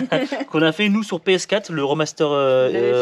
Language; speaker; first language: French; native; French